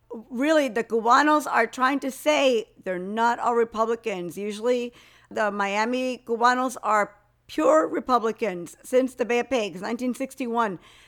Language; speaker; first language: English; early bilingual, other home language; Spanish